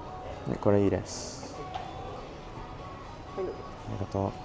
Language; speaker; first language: Japanese; non-native, learner; English